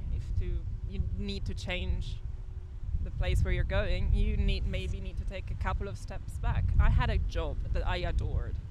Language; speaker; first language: English; non-native, fluent; Italian